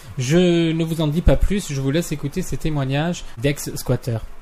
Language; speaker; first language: French; native; French